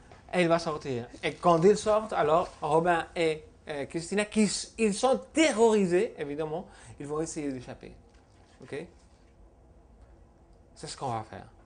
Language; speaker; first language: French; non-native, fluent; Spanish